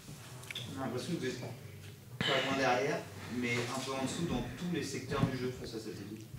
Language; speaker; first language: French; native; French